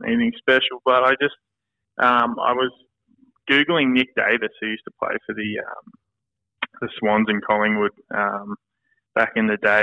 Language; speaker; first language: English; native; English